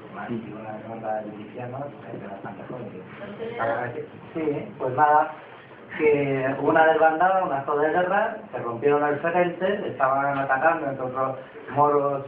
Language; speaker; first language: Spanish; native; Spanish